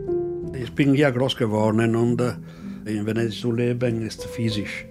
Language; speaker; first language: German; non-native, fluent; Italian